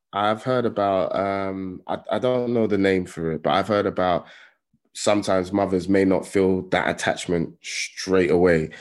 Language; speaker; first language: English; native; English